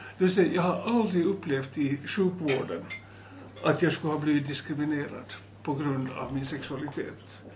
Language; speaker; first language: Swedish; native; Swedish